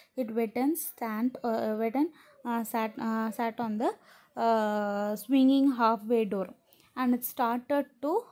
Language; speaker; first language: English; non-native, local second language; Tamil